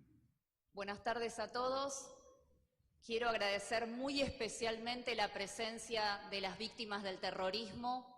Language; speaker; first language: Spanish; native; Spanish